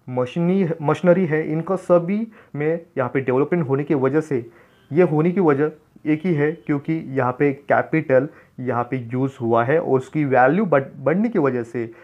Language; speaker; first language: Hindi; non-native, local second language; Marathi